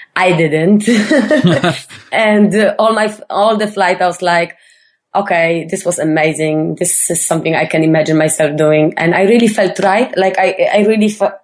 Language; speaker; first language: English; non-native, fluent; Polish